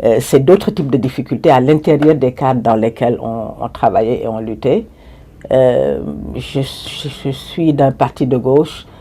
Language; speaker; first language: French; non-native, local second language; Wolof